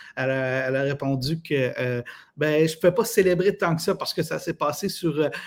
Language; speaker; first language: French; native; French